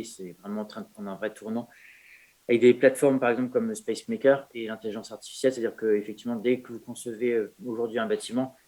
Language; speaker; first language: French; native; French